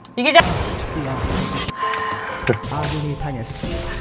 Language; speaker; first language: Korean; native; Korean